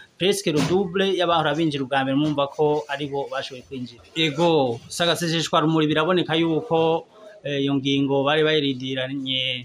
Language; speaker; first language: Kinyarwanda; native; Kinyarwanda